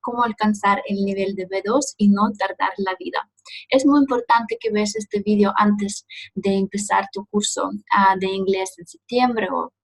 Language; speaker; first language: Spanish; non-native, fluent; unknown